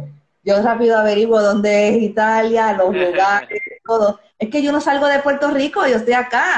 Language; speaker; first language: Spanish; native; Spanish